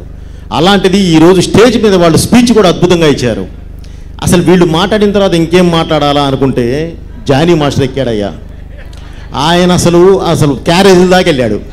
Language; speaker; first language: Telugu; native; Telugu